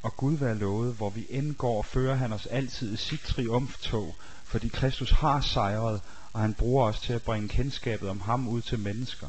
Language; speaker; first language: Danish; native; Danish